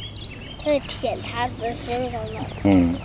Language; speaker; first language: Chinese; early bilingual, heritage; Chinese